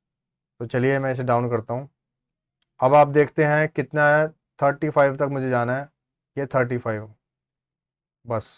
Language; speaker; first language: Hindi; native; Hindi